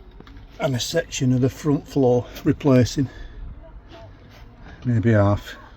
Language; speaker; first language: English; native; English